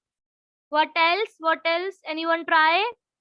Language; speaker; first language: English; non-native, local second language; Hindi